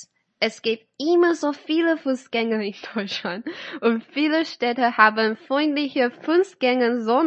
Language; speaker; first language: German; non-native, fluent; Chinese